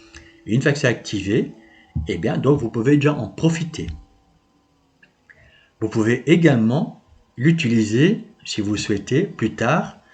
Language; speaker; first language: French; native; French